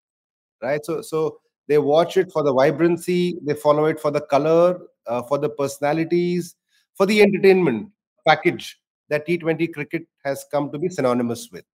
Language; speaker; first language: English; non-native, local second language; Hindi